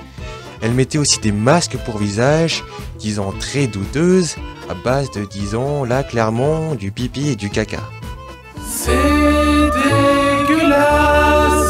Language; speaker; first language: French; native; French